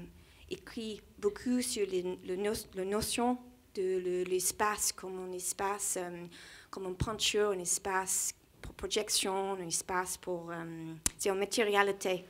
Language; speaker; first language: French; non-native, learner; English